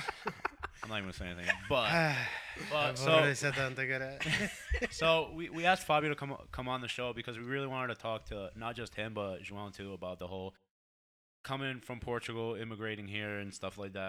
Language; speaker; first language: English; early bilingual, other home language; Portuguese